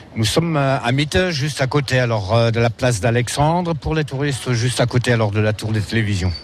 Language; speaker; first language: French; non-native, fluent; German